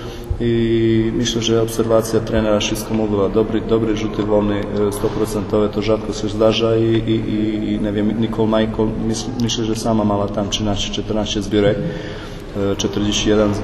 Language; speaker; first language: Polish; non-native, fluent; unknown